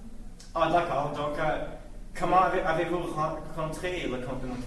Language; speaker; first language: French; non-native, learner; English